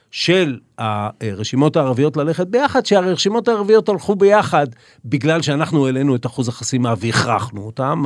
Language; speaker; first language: Hebrew; native; Hebrew